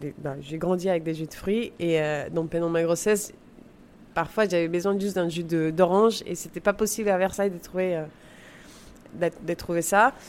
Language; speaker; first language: French; non-native, fluent; Spanish